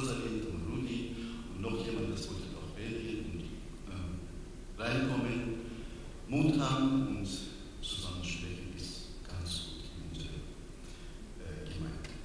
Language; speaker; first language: German; non-native, learner; Persian